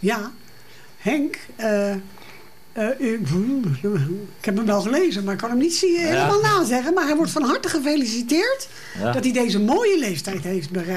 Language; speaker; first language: Dutch; native; Dutch